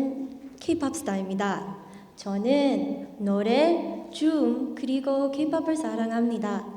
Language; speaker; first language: Korean; non-native, learner; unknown